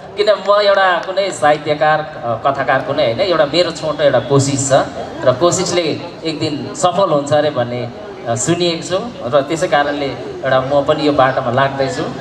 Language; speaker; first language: Nepali; non-native, local second language; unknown